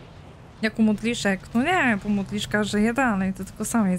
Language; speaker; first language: Polish; native; Polish